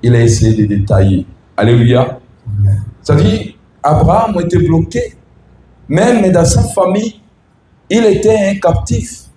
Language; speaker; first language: French; non-native, local second language; Swahili